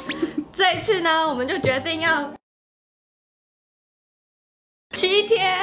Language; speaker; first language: Chinese; native; Chinese